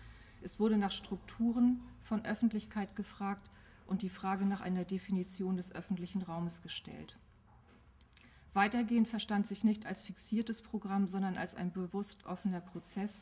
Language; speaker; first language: German; native; German